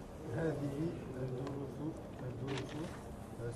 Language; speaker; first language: Arabic; non-native, learner; French